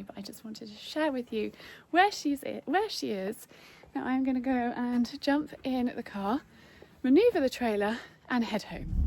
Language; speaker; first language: English; native; English